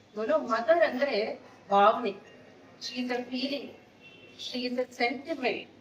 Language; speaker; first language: English; non-native, local second language; Kannada